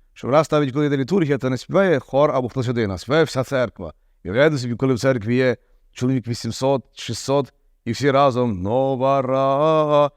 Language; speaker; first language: Ukrainian; native; Ukrainian